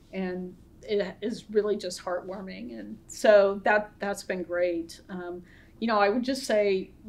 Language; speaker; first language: English; native; English